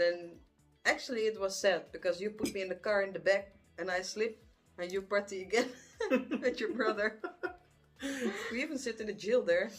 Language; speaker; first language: English; non-native, learner; Dutch